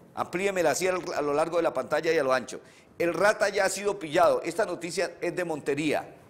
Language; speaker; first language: Spanish; native; Spanish